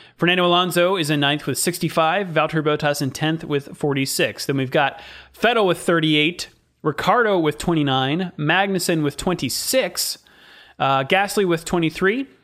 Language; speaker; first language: English; native; English